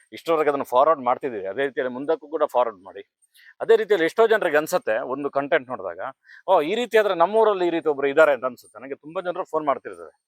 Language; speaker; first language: Kannada; native; Kannada